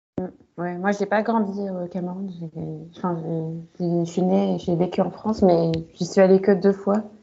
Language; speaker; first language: French; native; French